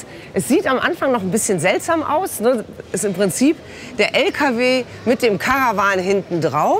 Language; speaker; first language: German; native; German